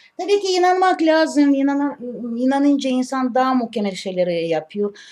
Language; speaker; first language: Turkish; non-native, learner; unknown